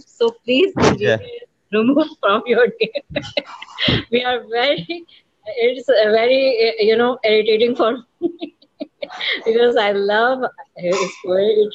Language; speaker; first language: English; non-native, learner; Urdu